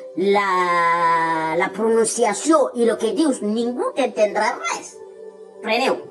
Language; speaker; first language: Catalan; non-native, fluent; Fula